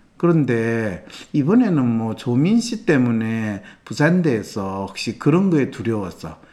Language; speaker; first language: Korean; native; Korean